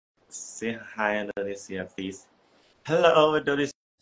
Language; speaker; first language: English; non-native, learner; Thai